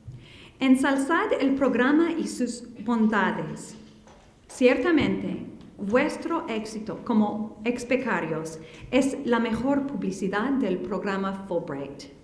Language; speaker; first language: Spanish; non-native, fluent; English